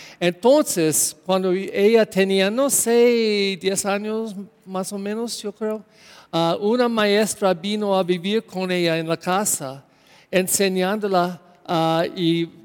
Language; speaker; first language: Spanish; non-native, learner; English